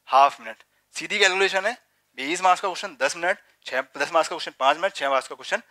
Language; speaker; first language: Hindi; native; Hindi